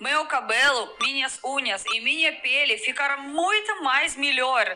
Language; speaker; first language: Portuguese; non-native, fluent; Russian